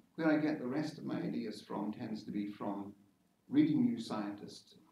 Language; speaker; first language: English; native; English